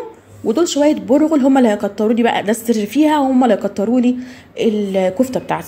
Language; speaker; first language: Arabic; native; Arabic